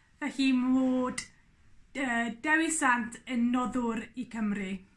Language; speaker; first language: Welsh; non-native, local second language; English